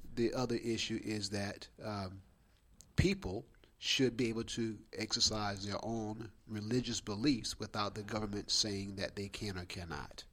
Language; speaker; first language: English; native; English